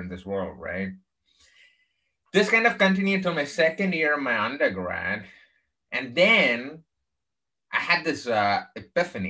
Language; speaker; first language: English; non-native, local second language; Tamil